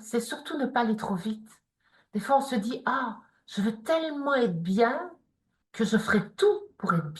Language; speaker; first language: French; native; French